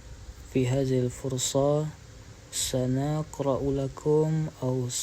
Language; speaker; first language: Arabic; non-native, learner; Indonesian